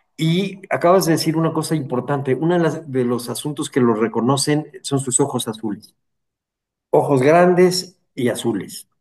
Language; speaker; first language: Spanish; native; Spanish